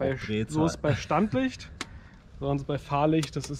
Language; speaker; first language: German; native; German